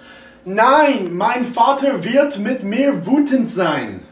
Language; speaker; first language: German; non-native, learner; English